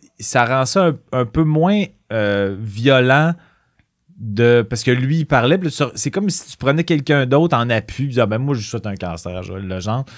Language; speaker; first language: French; native; French